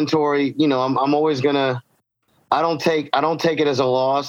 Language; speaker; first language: English; native; English